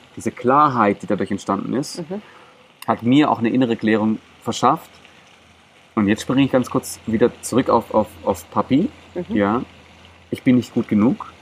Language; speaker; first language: German; non-native, local second language; Greek